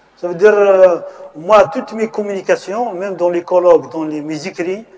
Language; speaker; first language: French; non-native, local second language; Arabic